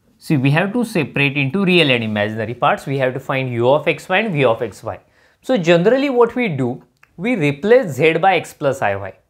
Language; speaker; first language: English; non-native, local second language; Marathi